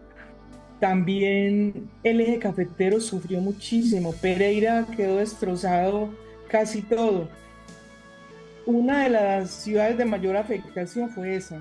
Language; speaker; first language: Spanish; native; Spanish